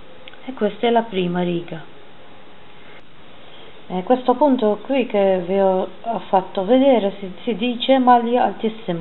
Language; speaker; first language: Italian; non-native, fluent; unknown